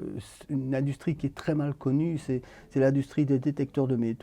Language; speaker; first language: French; native; French